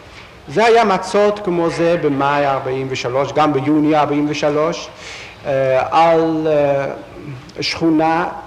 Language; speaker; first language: Hebrew; non-native, fluent; Dutch